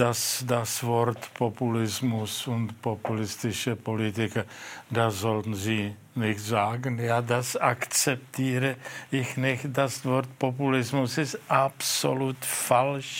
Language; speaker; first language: German; non-native, fluent; Czech